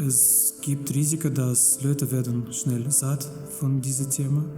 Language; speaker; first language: German; non-native, fluent; Russian